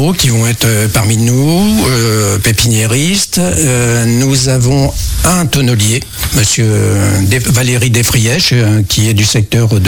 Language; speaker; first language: French; native; French